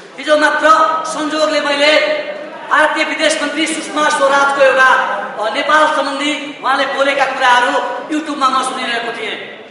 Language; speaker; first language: Nepali; non-native, local second language; Maithili